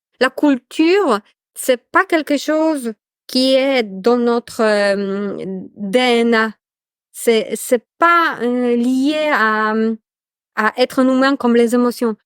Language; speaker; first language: French; non-native, fluent; Polish